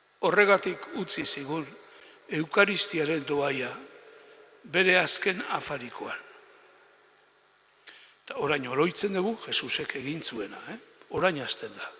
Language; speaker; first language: Basque; native; Basque